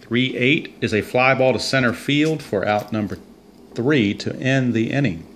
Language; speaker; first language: English; native; English